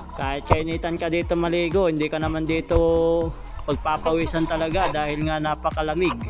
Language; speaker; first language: Filipino; native; Filipino